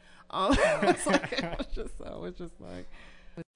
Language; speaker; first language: English; native; English